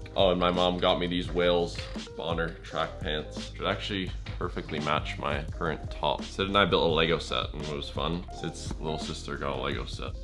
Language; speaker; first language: English; native; English